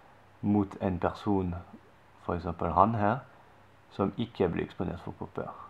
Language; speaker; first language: Norwegian; non-native, fluent; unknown